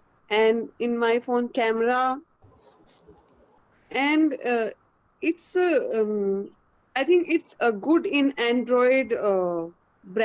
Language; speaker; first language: English; non-native, learner; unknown